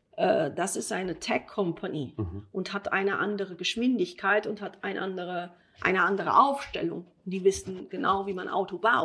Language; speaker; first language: German; non-native, fluent; Italian